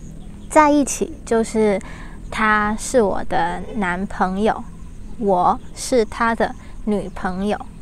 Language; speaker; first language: Chinese; non-native, learner; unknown